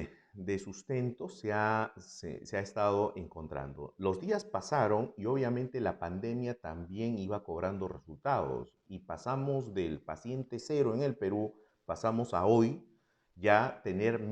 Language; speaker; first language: Spanish; native; Spanish